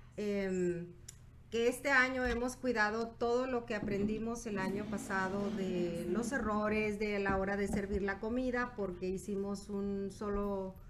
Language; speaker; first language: Spanish; native; Spanish